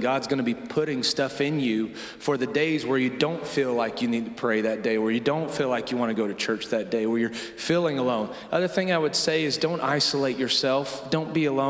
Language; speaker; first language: English; native; English